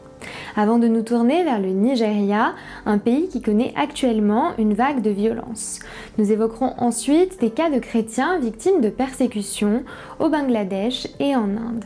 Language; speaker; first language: French; native; French